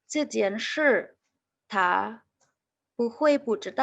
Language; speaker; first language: Chinese; non-native, fluent; Indonesian